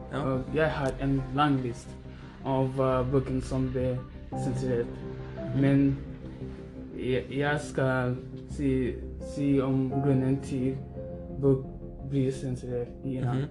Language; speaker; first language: Norwegian; non-native, learner; Persian